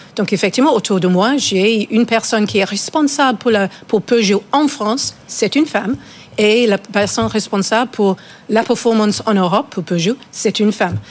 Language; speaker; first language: French; non-native, fluent; English